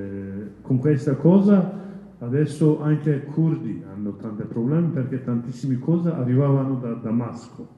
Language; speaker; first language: Italian; non-native, learner; Kurdish